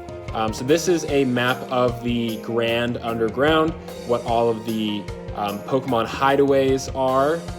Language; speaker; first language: English; native; English